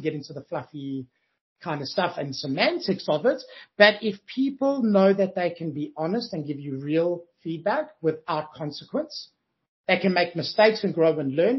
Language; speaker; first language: English; native; English